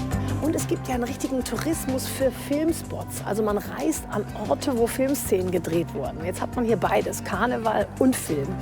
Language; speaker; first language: German; native; German